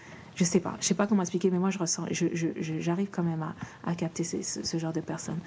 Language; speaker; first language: French; native; French